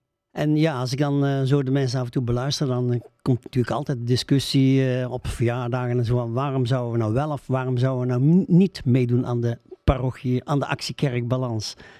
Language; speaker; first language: Dutch; native; Dutch